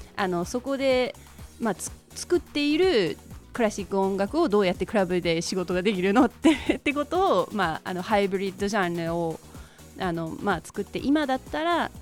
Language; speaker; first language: Japanese; non-native, fluent; English